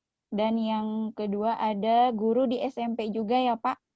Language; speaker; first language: Indonesian; native; Indonesian